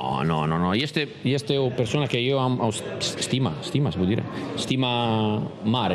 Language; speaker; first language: Romanian; non-native, learner; Italian